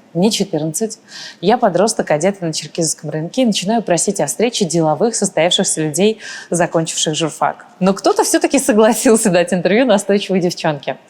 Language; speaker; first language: Russian; early bilingual, other home language; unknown